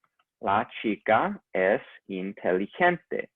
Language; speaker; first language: Spanish; non-native, fluent; English